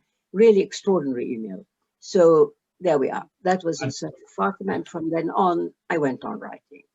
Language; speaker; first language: English; early bilingual, other home language; Arabic